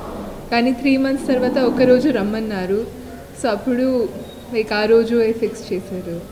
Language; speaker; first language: Telugu; non-native, local second language; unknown